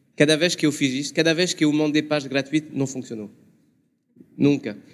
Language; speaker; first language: Portuguese; non-native, learner; French